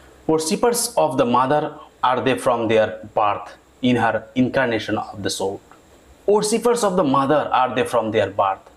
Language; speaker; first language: English; non-native, local second language; Bangla